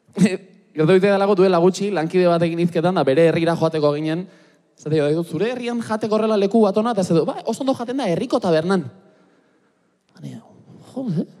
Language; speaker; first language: Basque; native; Basque